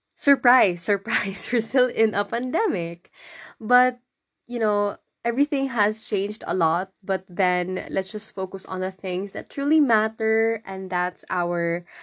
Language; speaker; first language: English; non-native, local second language; Cebuano